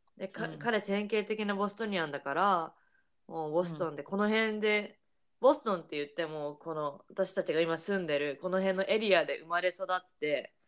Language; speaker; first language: Japanese; native; Japanese